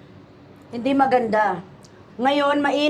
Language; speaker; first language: Filipino; non-native, local second language; Cebuano